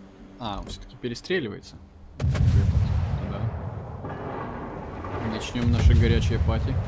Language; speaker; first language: Russian; native; Russian